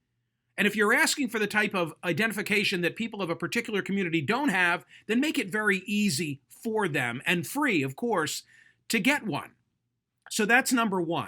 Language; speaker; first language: English; native; English